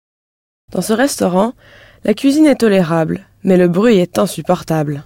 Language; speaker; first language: French; non-native, learner; English